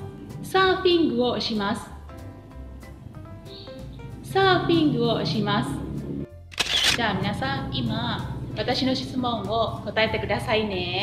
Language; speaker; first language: Japanese; non-native, fluent; Indonesian